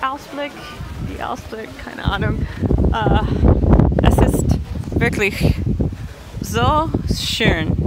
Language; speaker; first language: German; non-native, learner; English